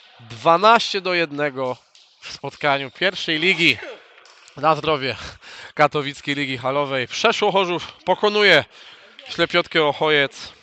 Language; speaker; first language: Polish; native; Polish